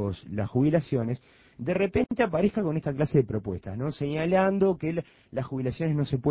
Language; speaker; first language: Spanish; native; Spanish